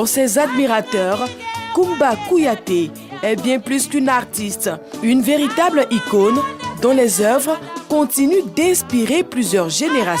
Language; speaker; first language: French; native; French